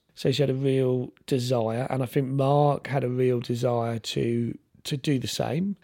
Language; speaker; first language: English; native; English